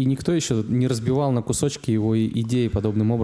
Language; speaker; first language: Russian; native; Russian